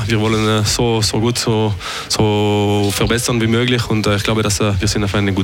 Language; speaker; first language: German; non-native, fluent; French